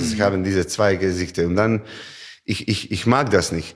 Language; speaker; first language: German; non-native, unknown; Serbian